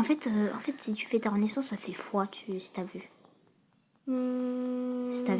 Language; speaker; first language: French; native; French